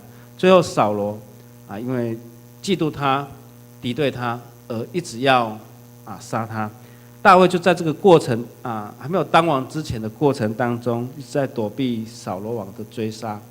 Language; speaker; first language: Chinese; native; Chinese